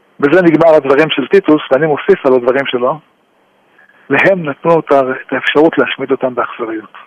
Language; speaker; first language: Hebrew; native; Hebrew